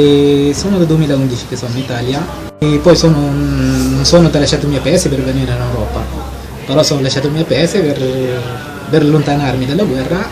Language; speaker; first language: Italian; non-native, fluent; Arabic